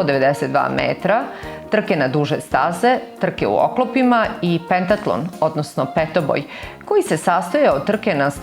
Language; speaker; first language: Serbian; native; Serbian